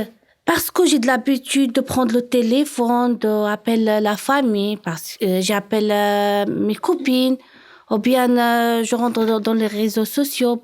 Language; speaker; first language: French; non-native, learner; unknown